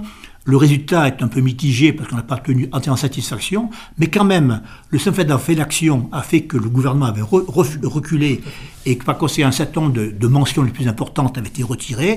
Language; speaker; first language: French; native; French